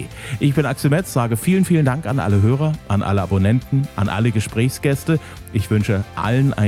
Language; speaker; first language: German; native; German